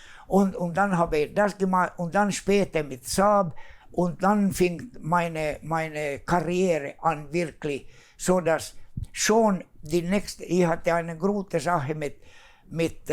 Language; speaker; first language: German; non-native, fluent; Finnish